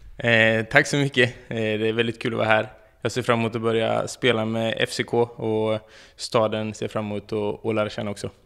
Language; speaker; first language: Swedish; native; Swedish